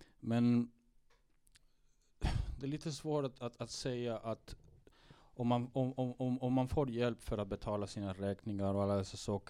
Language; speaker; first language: Swedish; non-native, fluent; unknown